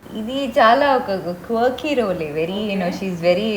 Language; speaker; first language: Telugu; non-native, learner; Tamil